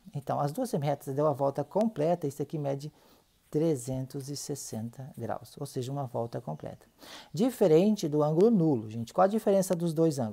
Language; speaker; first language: Portuguese; native; Portuguese